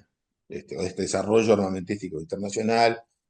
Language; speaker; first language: Spanish; native; Spanish